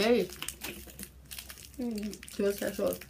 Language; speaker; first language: Portuguese; native; Portuguese